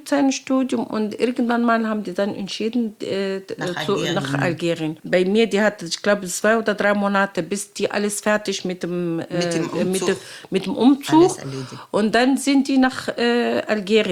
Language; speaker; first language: German; non-native, fluent; Arabic